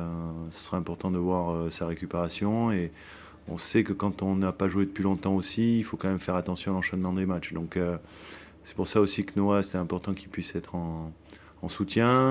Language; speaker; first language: French; native; French